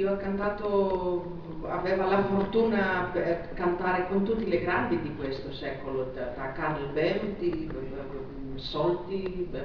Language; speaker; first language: Italian; non-native, fluent; Greek